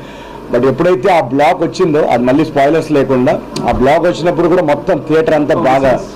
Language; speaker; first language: Telugu; native; Telugu